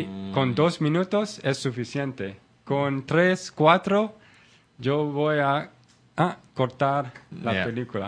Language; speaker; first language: Spanish; non-native, learner; English